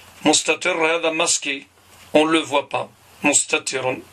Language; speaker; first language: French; non-native, local second language; Arabic